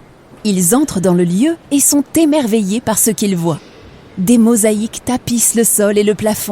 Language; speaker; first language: French; native; French